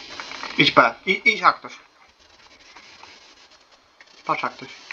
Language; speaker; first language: Polish; native; Polish